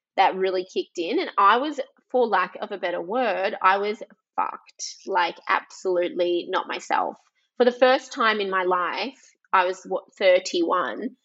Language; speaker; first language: English; early bilingual, other home language; Greek